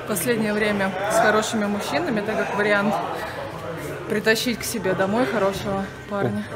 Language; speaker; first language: Russian; native; Russian